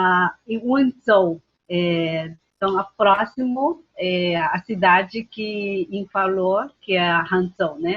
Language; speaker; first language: Portuguese; early bilingual, other home language; Chinese